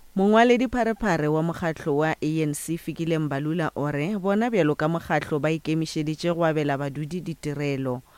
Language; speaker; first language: Northern Sotho; native; Northern Sotho